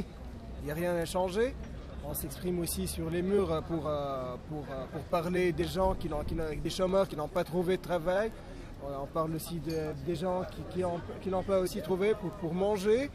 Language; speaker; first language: French; non-native, local second language; Arabic